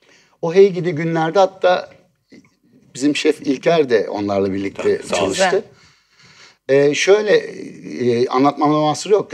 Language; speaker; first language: Turkish; native; Turkish